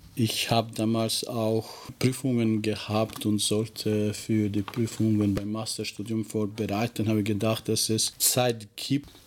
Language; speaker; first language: German; non-native, fluent; Albanian